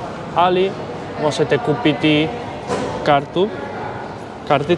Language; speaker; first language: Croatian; non-native, learner; Spanish